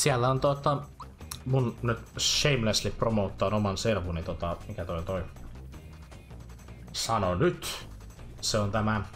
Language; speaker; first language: Finnish; native; Finnish